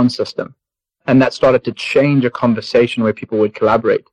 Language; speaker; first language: English; native; English